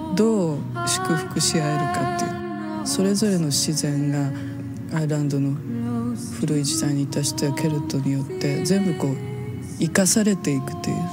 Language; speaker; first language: Japanese; native; Japanese